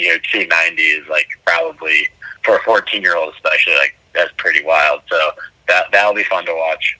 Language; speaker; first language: English; native; English